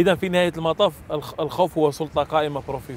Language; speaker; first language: Arabic; native; Arabic